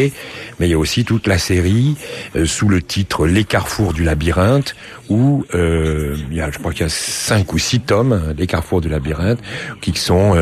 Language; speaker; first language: French; native; French